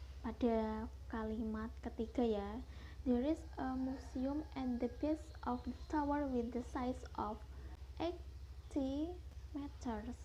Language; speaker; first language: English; non-native, fluent; Indonesian